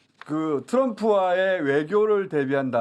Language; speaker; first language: Korean; native; Korean